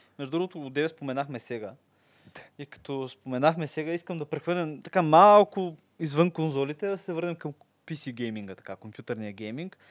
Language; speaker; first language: Bulgarian; native; Bulgarian